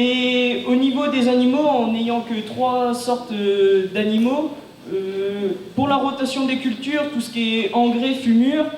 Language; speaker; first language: French; native; French